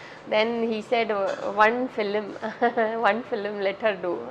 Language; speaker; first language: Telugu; non-native, local second language; Tamil